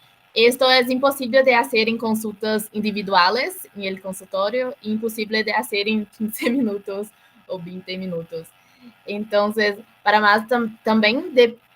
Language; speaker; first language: Spanish; non-native, learner; Portuguese